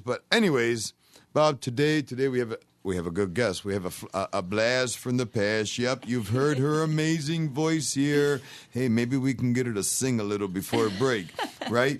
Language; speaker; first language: English; native; English